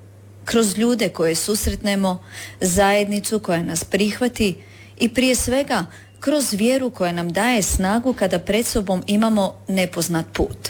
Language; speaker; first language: Serbian; native; Serbian